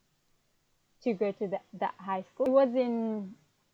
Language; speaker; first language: English; non-native, fluent; Japanese